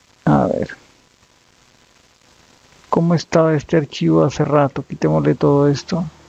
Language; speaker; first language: Spanish; native; Spanish